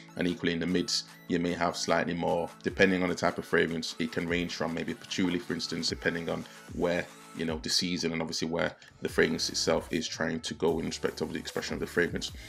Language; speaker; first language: English; native; English